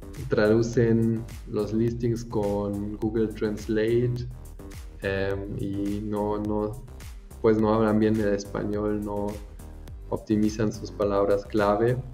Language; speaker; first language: Spanish; non-native, fluent; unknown